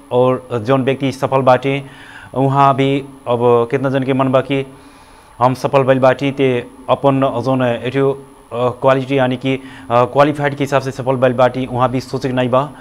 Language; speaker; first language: Bhojpuri; non-native, local second language; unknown